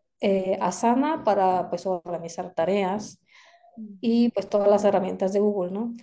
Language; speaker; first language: Spanish; non-native, fluent; Korean